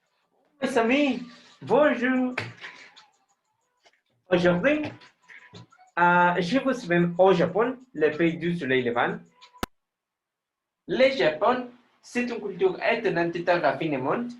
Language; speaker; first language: French; non-native, learner; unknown